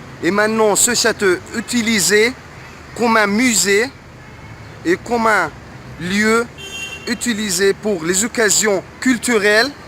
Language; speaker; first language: French; non-native, fluent; Arabic